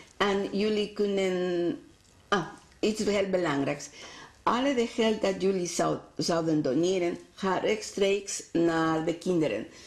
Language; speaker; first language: Dutch; non-native, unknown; Spanish